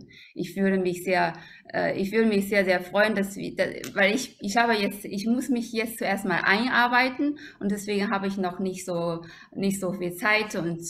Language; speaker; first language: German; non-native, fluent; Chinese